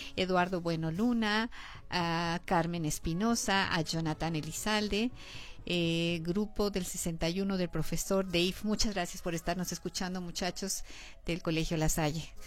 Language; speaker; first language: Spanish; native; Spanish